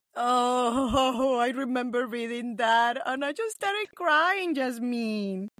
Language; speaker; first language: English; non-native, fluent; Spanish